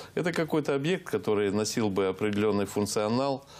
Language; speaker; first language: Russian; native; Russian